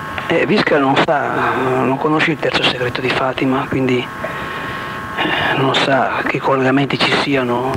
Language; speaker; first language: Italian; native; Italian